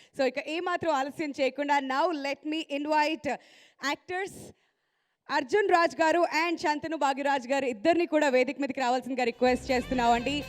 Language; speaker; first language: Telugu; native; Telugu